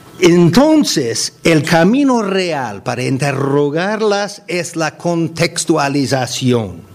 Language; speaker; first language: Spanish; non-native, fluent; English